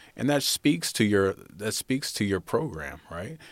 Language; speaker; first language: English; native; English